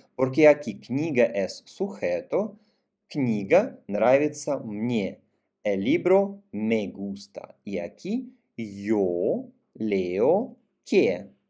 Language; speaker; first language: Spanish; non-native, fluent; Russian